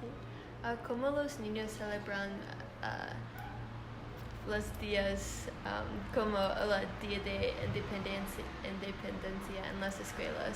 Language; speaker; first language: Spanish; non-native, learner; English